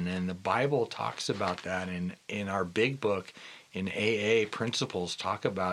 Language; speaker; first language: English; native; English